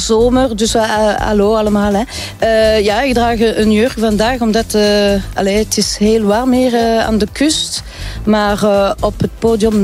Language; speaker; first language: Dutch; non-native, local second language; French